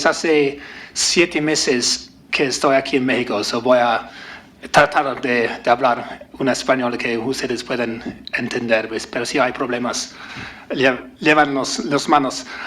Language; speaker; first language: Spanish; non-native, learner; English